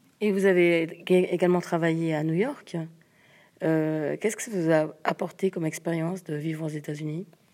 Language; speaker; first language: French; native; French